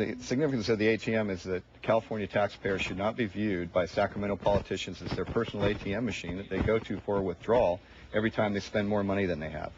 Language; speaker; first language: English; native; English